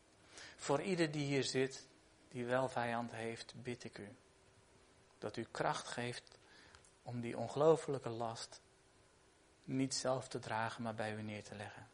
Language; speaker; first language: Dutch; native; Dutch